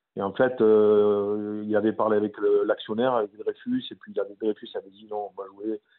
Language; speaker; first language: French; native; French